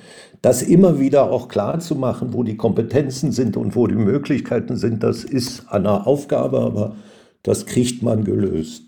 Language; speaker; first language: German; native; German